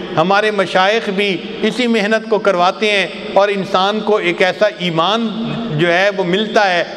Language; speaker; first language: Urdu; non-native, local second language; Punjabi